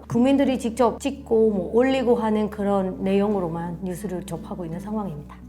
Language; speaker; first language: Korean; non-native, fluent; Burmese